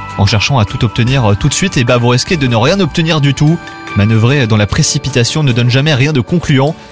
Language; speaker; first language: French; native; French